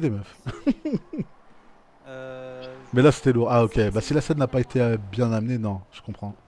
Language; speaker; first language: French; native; French